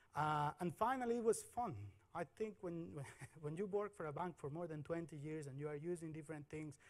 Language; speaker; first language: English; non-native, fluent; Spanish